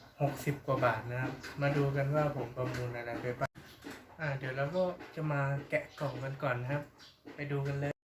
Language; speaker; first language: Thai; native; Thai